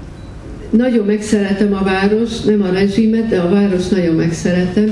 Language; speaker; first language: Hungarian; early bilingual, heritage; Hungarian